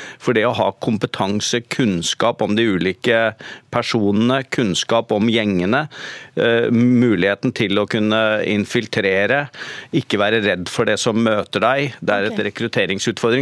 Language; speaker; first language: Norwegian; native; Norwegian